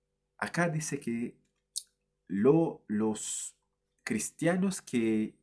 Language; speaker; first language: Spanish; non-native, fluent; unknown